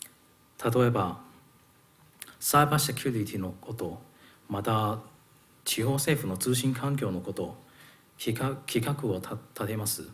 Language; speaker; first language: Japanese; non-native, learner; Cantonese